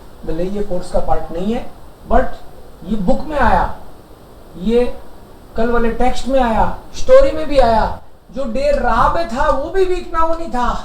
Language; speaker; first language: Hindi; native; Hindi